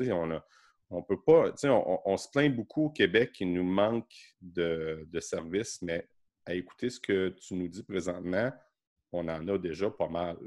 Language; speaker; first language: French; native; French